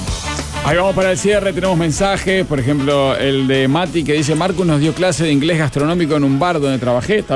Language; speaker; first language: Spanish; native; Spanish